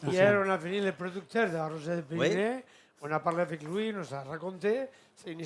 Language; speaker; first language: French; non-native, fluent; Catalan